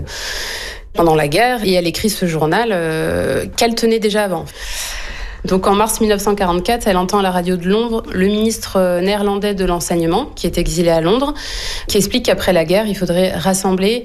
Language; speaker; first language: French; native; French